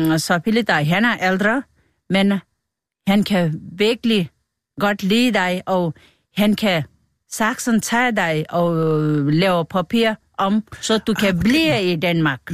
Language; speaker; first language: Danish; non-native, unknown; Nepali